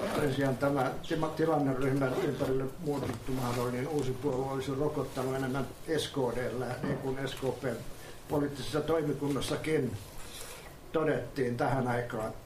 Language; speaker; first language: Finnish; non-native, local second language; Swedish